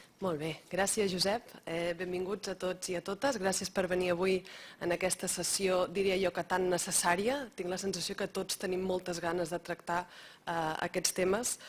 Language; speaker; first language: Catalan; native; Catalan